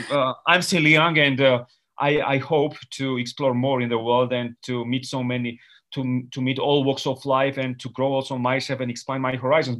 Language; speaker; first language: English; non-native, fluent; Georgian